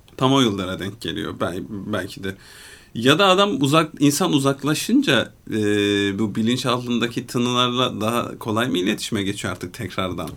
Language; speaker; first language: Turkish; native; Turkish